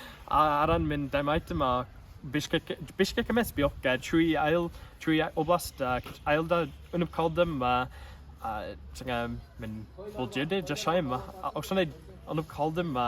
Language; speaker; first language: Kyrgyz; non-native, learner; English